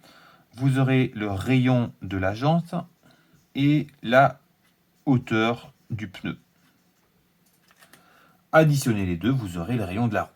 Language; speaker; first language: French; native; French